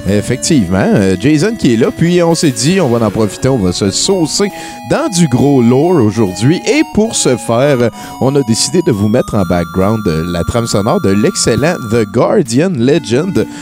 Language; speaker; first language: French; native; French